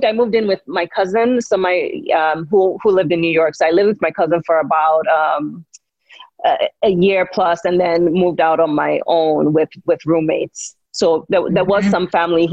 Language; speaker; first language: English; non-native, local second language; Yoruba